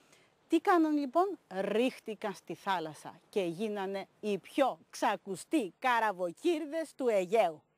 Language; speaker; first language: Greek; native; Greek